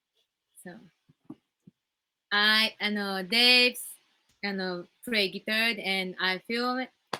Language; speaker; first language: English; non-native, learner; Japanese